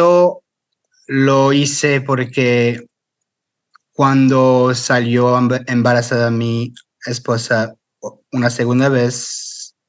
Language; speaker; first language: Spanish; non-native, fluent; French